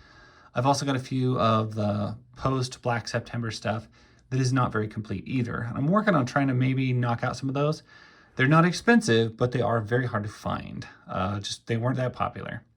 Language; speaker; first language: English; native; English